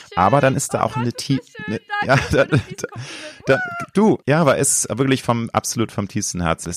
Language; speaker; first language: German; native; German